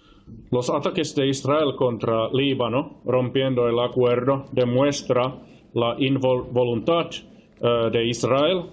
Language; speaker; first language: Spanish; non-native, fluent; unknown